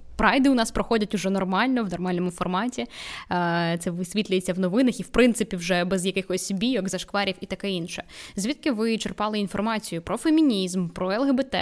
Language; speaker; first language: Ukrainian; non-native, local second language; Russian